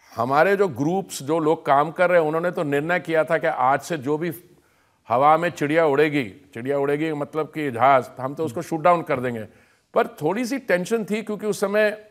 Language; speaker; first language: Hindi; native; Hindi